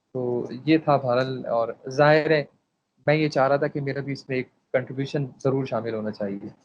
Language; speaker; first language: Urdu; non-native, local second language; Pashto